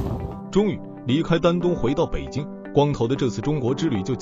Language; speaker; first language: Chinese; native; Chinese